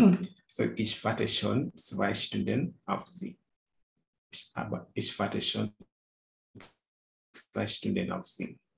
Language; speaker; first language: German; non-native, fluent; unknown